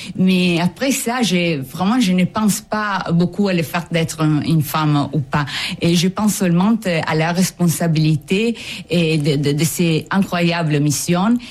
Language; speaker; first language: French; non-native, fluent; Italian